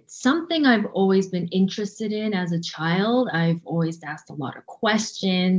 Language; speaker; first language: English; native; English